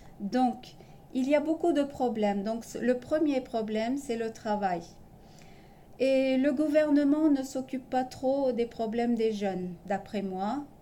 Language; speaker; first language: French; early bilingual, other home language; Turkish